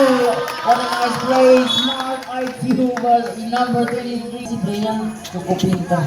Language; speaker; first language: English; non-native, local second language; Indonesian